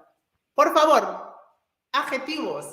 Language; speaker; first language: Spanish; non-native, fluent; English